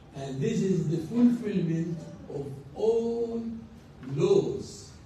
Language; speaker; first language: English; non-native, fluent; Arabic